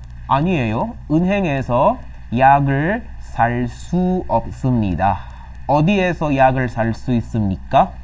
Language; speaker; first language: Korean; non-native, learner; Filipino